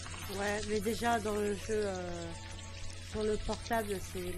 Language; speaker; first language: French; native; French